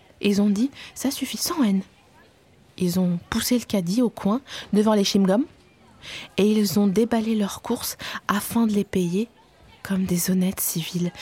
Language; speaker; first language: French; native; French